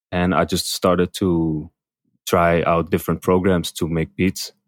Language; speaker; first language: English; non-native, fluent; Dutch